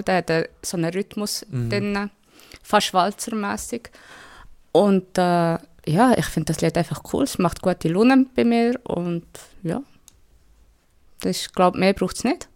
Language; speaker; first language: German; native; German